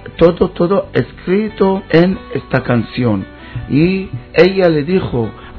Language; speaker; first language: Spanish; non-native, learner; Hebrew